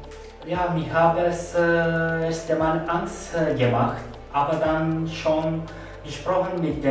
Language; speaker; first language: German; non-native, learner; Turkish